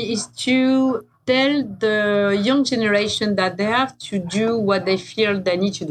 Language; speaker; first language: English; non-native, fluent; French